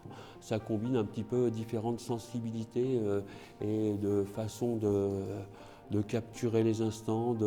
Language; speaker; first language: French; native; French